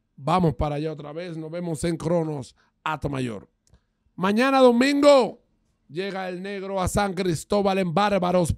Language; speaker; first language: Spanish; native; Spanish